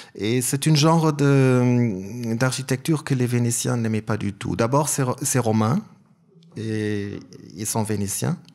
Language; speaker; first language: French; non-native, fluent; German